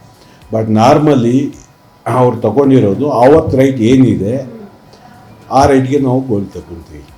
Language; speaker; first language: Kannada; non-native, local second language; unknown